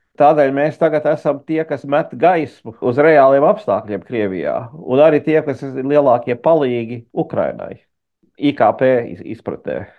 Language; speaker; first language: Latvian; early bilingual, heritage; Latvian